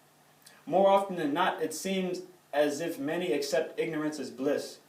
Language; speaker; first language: English; native; English